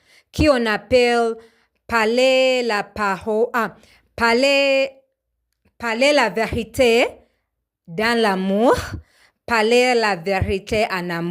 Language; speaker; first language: French; non-native, learner; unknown